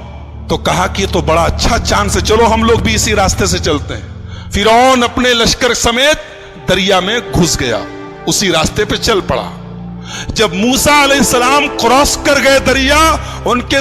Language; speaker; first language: Urdu; native; Urdu